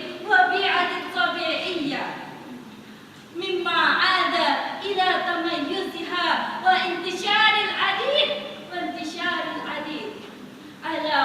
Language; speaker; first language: Arabic; non-native, learner; Indonesian